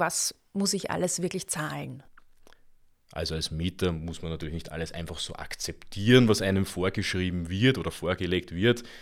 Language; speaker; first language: German; native; German